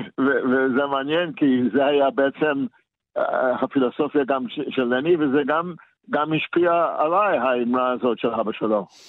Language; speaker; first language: Hebrew; non-native, fluent; English